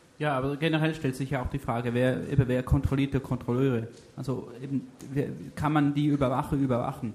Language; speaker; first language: German; native; German